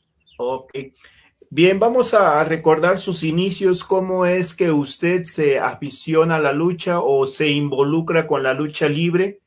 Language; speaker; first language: Spanish; native; Spanish